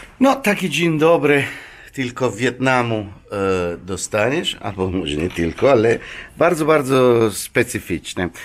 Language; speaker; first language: Polish; non-native, learner; Italian